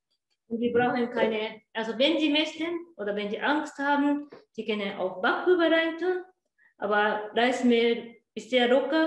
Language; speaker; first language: German; non-native, learner; Japanese